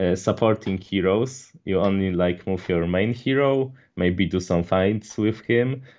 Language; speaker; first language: English; non-native, fluent; Polish